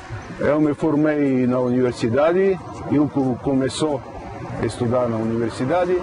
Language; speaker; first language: Portuguese; non-native, fluent; Bulgarian